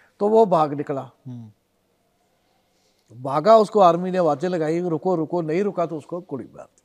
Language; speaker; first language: Hindi; non-native, local second language; Punjabi